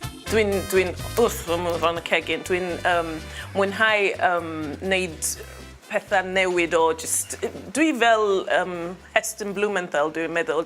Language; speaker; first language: Welsh; non-native, learner; English